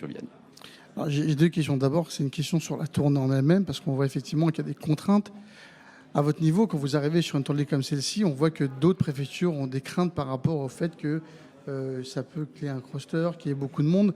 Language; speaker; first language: French; native; French